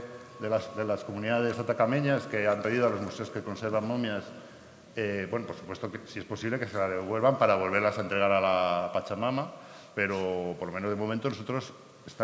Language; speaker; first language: Spanish; native; Spanish